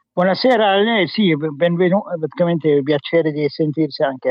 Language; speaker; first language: Italian; non-native, fluent; Arabic